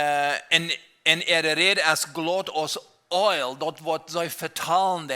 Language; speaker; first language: German; non-native, learner; Low German